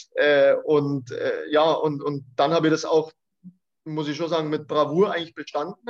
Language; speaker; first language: German; native; German